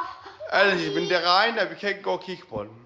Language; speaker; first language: Danish; non-native, learner; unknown